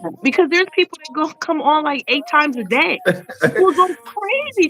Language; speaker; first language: English; native; English